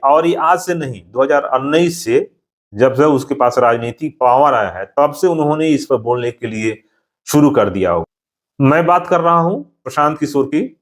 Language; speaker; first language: Hindi; native; Hindi